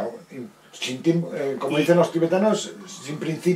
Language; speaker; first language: Spanish; native; Spanish